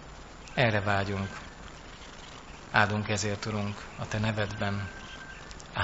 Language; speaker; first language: Hungarian; native; Hungarian